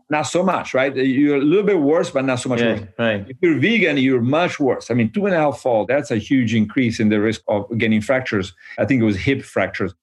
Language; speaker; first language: English; non-native, fluent; Italian